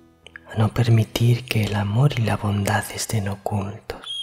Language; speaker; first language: Spanish; native; Spanish